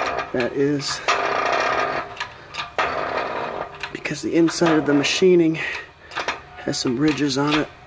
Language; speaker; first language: English; native; English